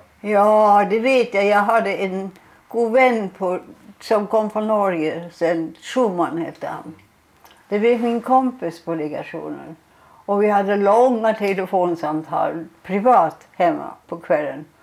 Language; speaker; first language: Swedish; non-native, fluent; German